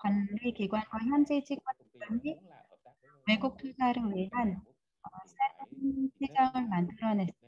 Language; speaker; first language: Korean; non-native, fluent; Vietnamese